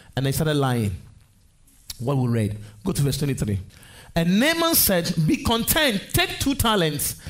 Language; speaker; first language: English; non-native, local second language; Akan